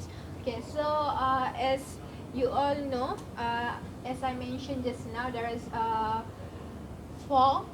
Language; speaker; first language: English; non-native, learner; Malay